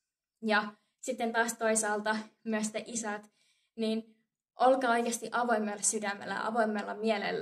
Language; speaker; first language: Finnish; native; Finnish